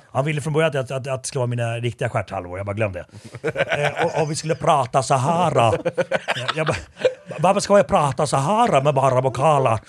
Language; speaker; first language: Swedish; native; Swedish